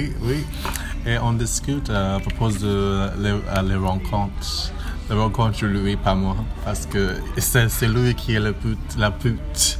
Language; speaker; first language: French; non-native, learner; English